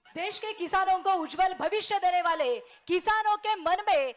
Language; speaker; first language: Hindi; non-native, local second language; Marathi